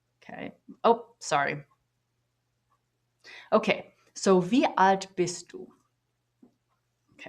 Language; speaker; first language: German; non-native, fluent; English